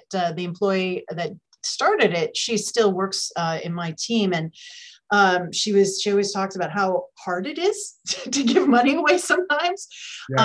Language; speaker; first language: English; native; English